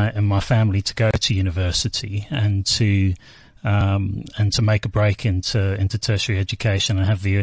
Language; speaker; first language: English; native; English